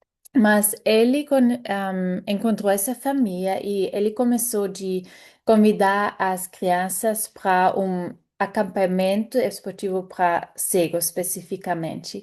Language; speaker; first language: Portuguese; non-native, fluent; German